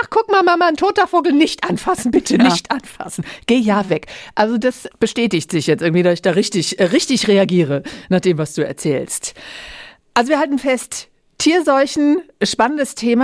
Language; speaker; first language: German; native; German